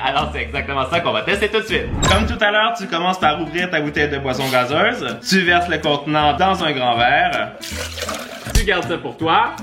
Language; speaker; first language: French; native; French